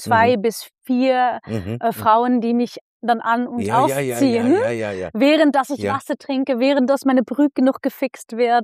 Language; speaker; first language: German; non-native, fluent; Dutch